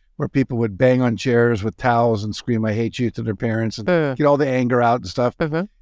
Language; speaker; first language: English; native; English